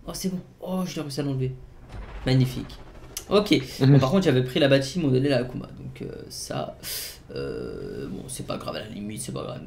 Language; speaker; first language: French; native; French